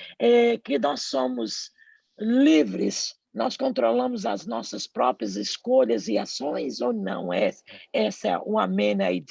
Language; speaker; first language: Portuguese; native; Portuguese